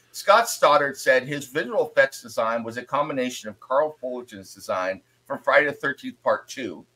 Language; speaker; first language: English; native; English